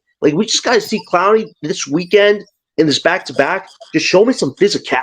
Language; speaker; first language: English; native; English